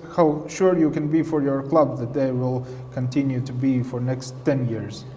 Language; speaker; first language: English; non-native, fluent; Latvian